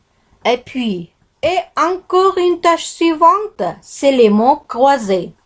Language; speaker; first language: French; non-native, fluent; Kazakh